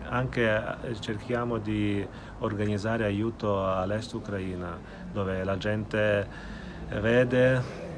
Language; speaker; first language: Italian; non-native, fluent; Ukrainian